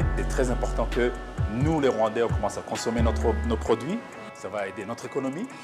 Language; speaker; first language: French; non-native, local second language; Kinyarwanda